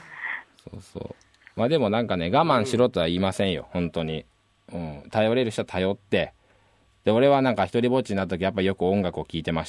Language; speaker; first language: Japanese; native; Japanese